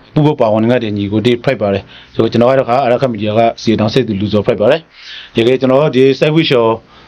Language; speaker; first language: Burmese; native; Burmese